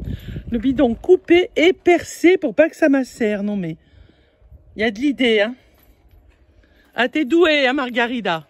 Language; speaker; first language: French; native; French